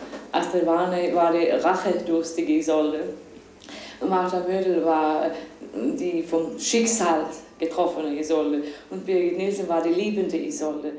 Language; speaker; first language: German; non-native, fluent; Swedish